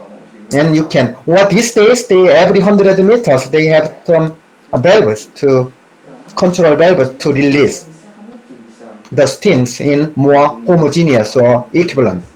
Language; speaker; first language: English; non-native, fluent; Korean